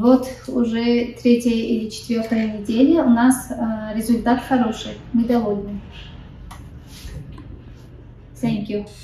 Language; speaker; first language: Russian; non-native, local second language; Tajik